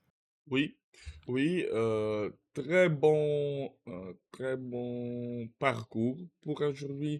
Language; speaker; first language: French; non-native, learner; Russian